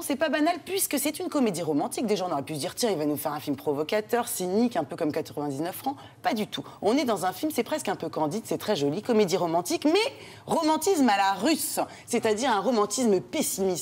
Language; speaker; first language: French; native; French